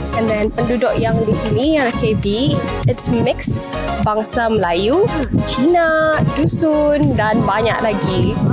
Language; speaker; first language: Malay; native; Malay